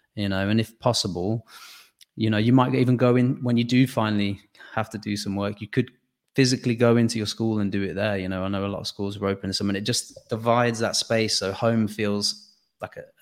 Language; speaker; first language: English; native; English